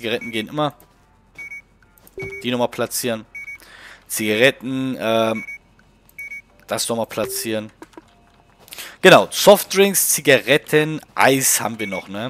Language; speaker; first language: German; native; German